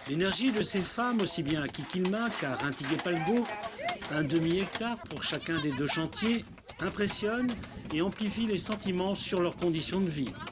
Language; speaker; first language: French; native; French